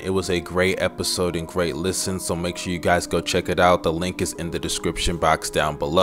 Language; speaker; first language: English; native; English